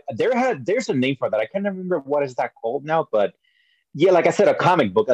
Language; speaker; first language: English; early bilingual, other home language; Spanish